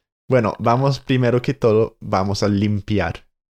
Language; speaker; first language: Spanish; non-native, fluent; English